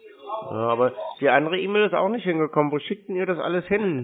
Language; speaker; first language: German; native; German